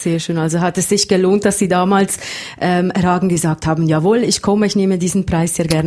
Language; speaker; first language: German; native; German